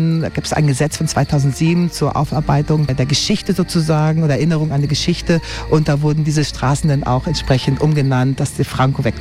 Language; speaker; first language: German; native; German